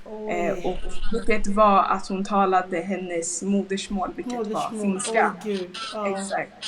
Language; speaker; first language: Swedish; early bilingual, other home language; Lingala